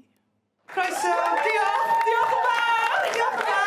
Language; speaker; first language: Welsh; non-native, learner; English